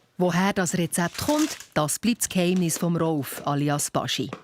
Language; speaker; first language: German; native; German